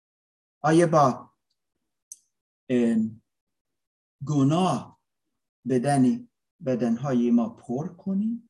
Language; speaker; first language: Persian; non-native, learner; English